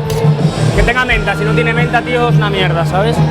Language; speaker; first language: Spanish; native; Spanish